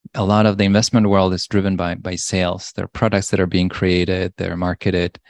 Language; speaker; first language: English; non-native, fluent; Polish